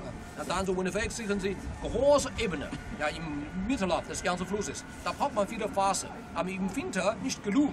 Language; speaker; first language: German; non-native, fluent; Chinese